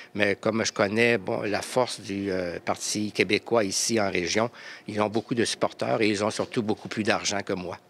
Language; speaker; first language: French; native; French